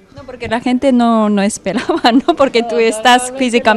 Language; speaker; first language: Spanish; non-native, fluent; Japanese